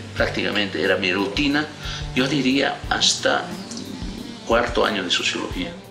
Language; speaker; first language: Spanish; non-native, local second language; Aymara